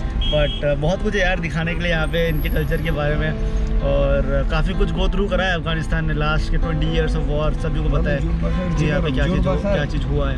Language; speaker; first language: Hindi; native; Hindi